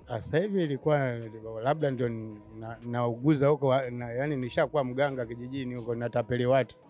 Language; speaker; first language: Swahili; native; Swahili